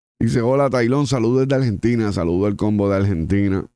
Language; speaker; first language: Spanish; native; Spanish